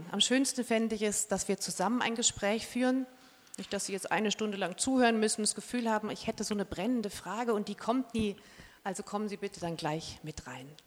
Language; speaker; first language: German; native; German